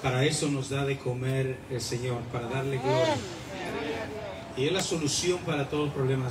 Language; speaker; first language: Spanish; native; Spanish